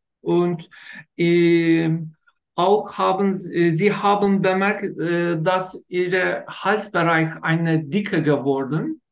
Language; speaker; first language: German; non-native, learner; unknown